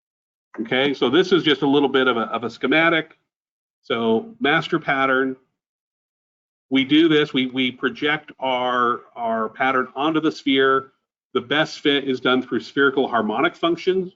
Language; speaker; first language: English; native; English